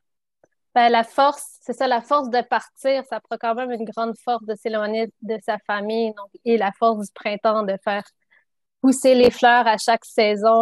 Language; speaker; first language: French; native; French